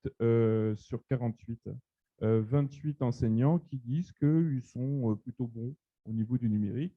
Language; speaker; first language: French; native; French